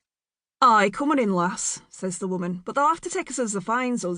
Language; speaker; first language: English; native; English